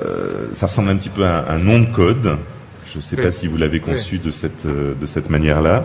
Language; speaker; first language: French; native; French